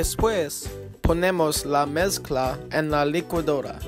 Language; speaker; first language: Spanish; non-native, learner; English